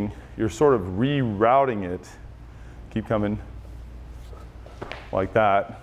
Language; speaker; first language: English; native; English